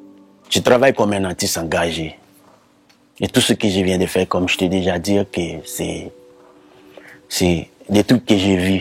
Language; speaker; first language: French; non-native, local second language; Haitian Creole